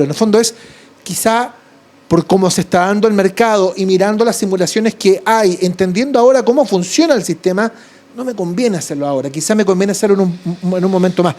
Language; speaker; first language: Spanish; native; Spanish